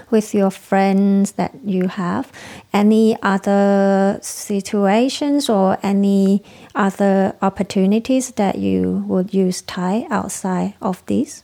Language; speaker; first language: English; non-native, fluent; Thai